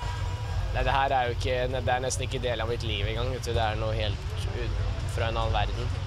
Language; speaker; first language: Norwegian; early bilingual, other home language; Russian